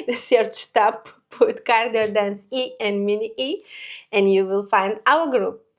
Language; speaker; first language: English; non-native, learner; Lithuanian